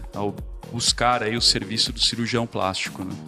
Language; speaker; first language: Portuguese; native; Portuguese